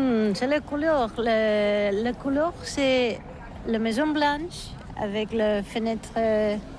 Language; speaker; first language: French; non-native, learner; Catalan